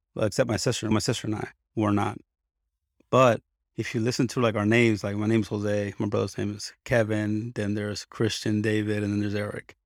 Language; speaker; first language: English; early bilingual, other home language; Spanish